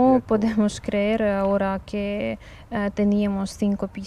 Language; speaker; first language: Spanish; non-native, learner; Ukrainian